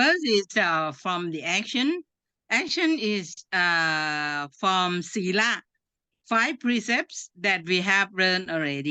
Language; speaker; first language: English; non-native, learner; Thai